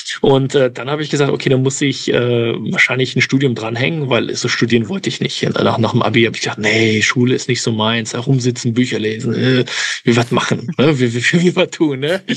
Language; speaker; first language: German; early bilingual, other home language; English